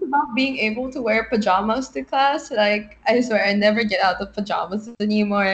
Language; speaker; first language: English; non-native, local second language; Filipino